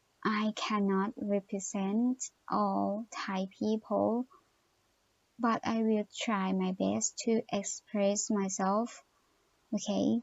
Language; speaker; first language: English; non-native, learner; Thai